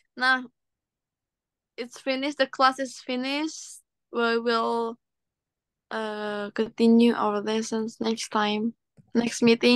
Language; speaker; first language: English; non-native, learner; Indonesian